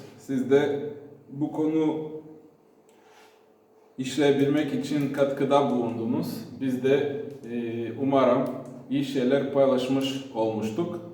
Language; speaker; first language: Turkish; non-native, fluent; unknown